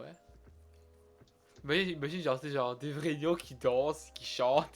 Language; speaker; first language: French; native; French